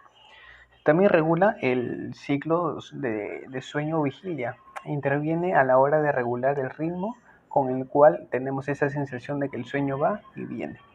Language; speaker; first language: Spanish; native; Spanish